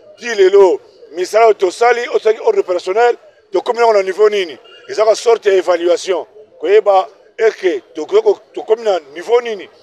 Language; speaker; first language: Lingala; non-native, local second language; Kongo